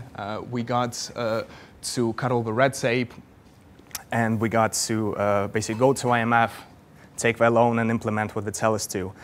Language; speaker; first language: English; non-native, fluent; Russian